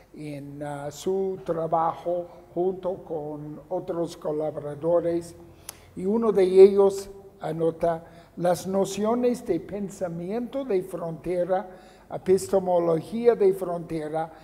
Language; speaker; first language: Spanish; non-native, fluent; English